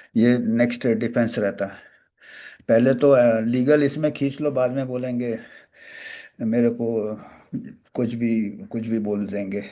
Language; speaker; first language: Hindi; non-native, local second language; Bangla